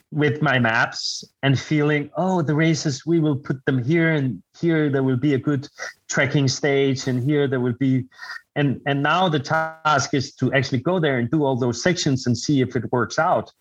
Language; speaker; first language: English; non-native, fluent; Danish